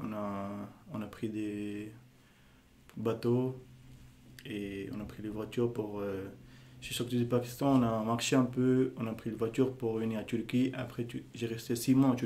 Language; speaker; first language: French; non-native, learner; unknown